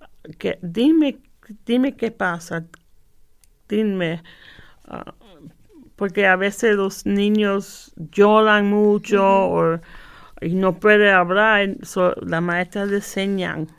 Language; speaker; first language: Spanish; early bilingual, heritage; Spanish